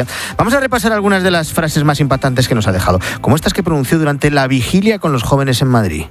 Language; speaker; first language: Spanish; native; Spanish